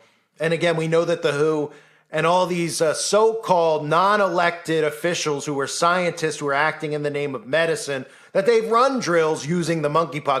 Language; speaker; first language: English; native; English